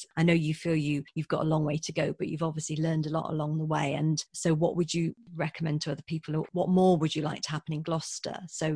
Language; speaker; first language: English; native; English